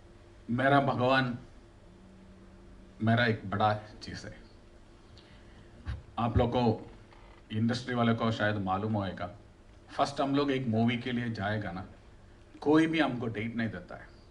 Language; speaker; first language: Hindi; non-native, local second language; Malayalam